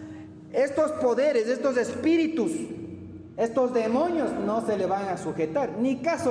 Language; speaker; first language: Spanish; native; Spanish